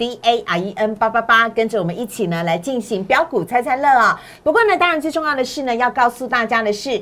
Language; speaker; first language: Chinese; native; Chinese